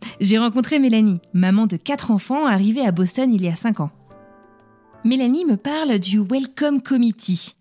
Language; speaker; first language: French; native; French